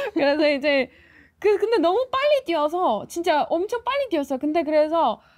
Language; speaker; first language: Korean; non-native, fluent; Ukrainian